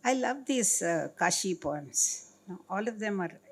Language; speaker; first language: English; non-native, local second language; Kannada